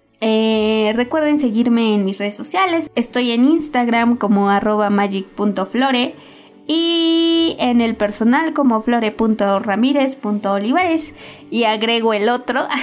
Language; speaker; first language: Spanish; native; Spanish